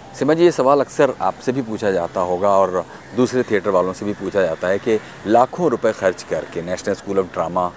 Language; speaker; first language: Hindi; native; Hindi